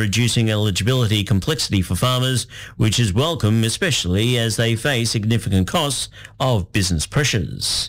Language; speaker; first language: English; native; English